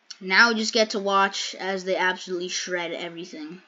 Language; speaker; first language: English; native; English